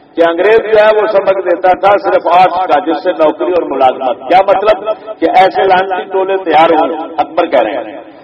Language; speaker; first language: Urdu; non-native, local second language; Punjabi